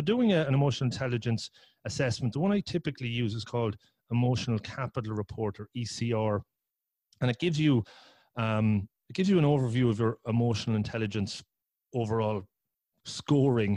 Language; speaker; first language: English; native; English